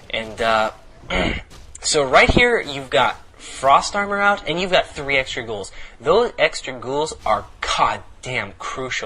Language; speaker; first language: English; native; English